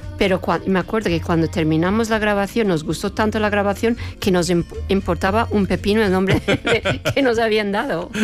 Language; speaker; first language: Spanish; early bilingual, other home language; English